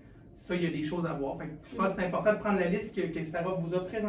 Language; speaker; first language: French; native; French